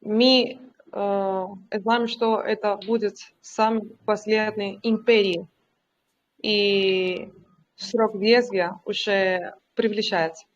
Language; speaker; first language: Russian; non-native, learner; Spanish